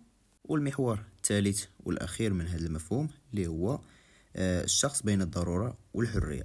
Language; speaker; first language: Arabic; native; Arabic